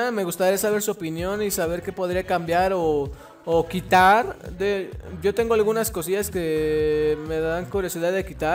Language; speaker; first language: Spanish; native; Spanish